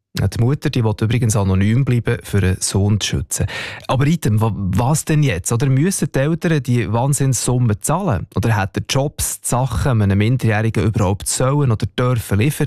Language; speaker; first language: German; native; German